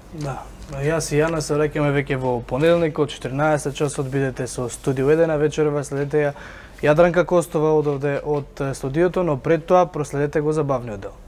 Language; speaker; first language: Macedonian; native; Macedonian